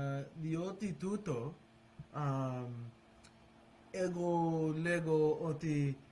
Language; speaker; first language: Greek; non-native, learner; English